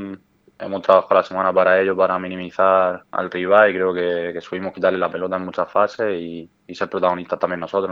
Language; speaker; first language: Spanish; native; Spanish